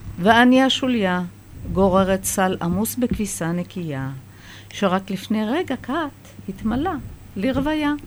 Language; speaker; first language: Hebrew; early bilingual, other home language; Persian